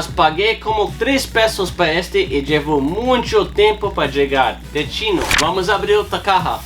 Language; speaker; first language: Spanish; non-native, learner; English